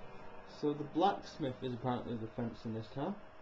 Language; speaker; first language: English; native; English